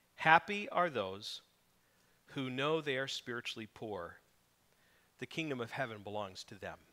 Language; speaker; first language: English; native; English